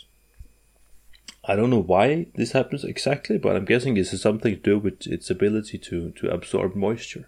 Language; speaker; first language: English; non-native, fluent; Norwegian